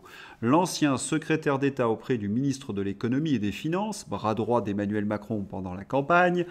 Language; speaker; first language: French; native; French